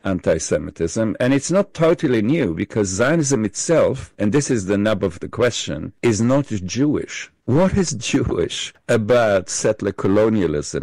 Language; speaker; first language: English; non-native, fluent; Hebrew